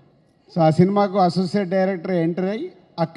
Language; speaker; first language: Telugu; native; Telugu